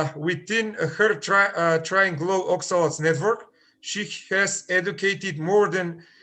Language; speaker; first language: English; non-native, fluent; Macedonian